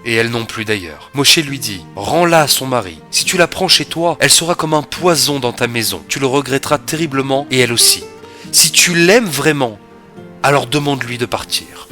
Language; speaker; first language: French; native; French